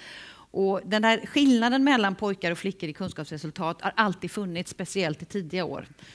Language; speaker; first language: Swedish; native; Swedish